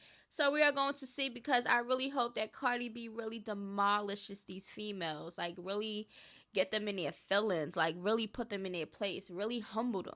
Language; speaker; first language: English; native; English